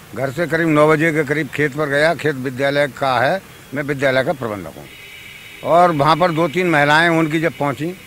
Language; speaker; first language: Hindi; native; Hindi